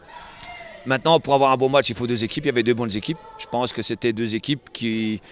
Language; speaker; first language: French; native; French